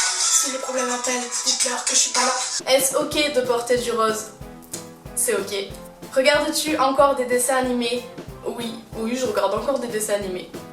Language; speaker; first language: French; native; French